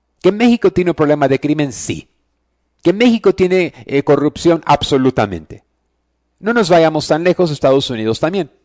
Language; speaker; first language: Spanish; early bilingual, heritage; Spanish